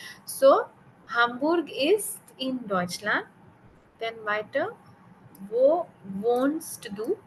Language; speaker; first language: German; non-native, learner; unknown